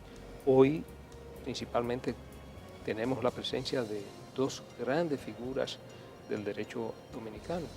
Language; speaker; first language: Spanish; native; Spanish